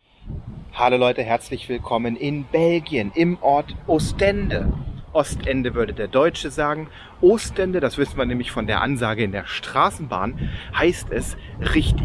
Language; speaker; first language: German; native; German